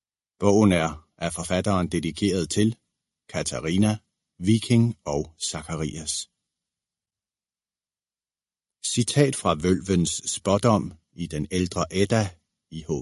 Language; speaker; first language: Danish; native; Danish